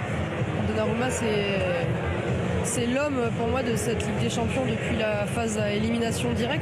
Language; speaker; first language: French; native; French